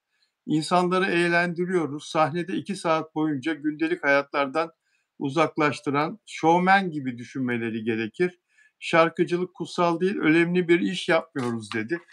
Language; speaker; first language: Turkish; native; Turkish